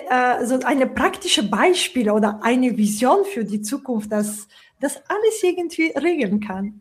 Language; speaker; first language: German; non-native, fluent; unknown